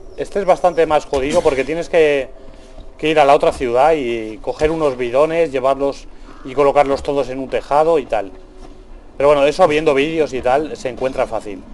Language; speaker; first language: Spanish; native; Spanish